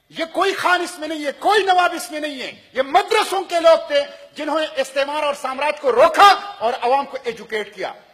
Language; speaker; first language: Urdu; non-native, local second language; Pashto